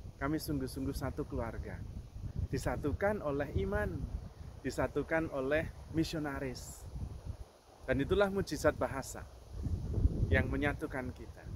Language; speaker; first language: Indonesian; non-native, local second language; Javanese